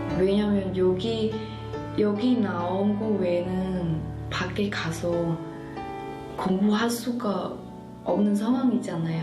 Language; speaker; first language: Korean; non-native, fluent; Khmer